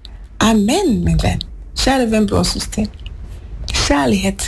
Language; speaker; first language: Norwegian; non-native, fluent; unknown